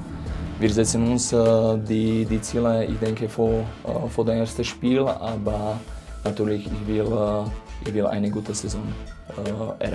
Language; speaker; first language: German; non-native, fluent; Slovak